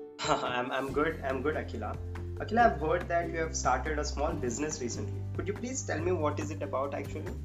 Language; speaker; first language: English; non-native, local second language; Telugu